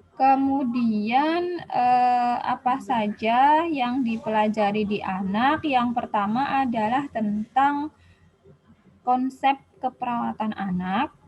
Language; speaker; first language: Indonesian; native; Indonesian